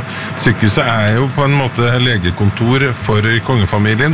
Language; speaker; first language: Norwegian; native; Norwegian